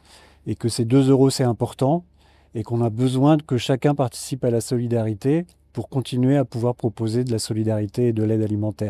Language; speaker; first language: French; native; French